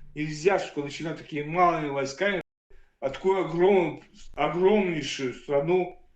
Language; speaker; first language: Russian; native; Russian